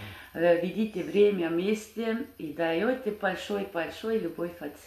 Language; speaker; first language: Russian; non-native, fluent; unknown